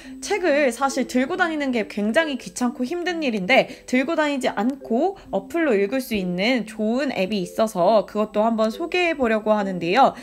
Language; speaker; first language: Korean; native; Korean